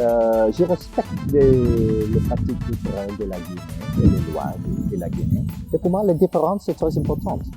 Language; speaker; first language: French; non-native, fluent; English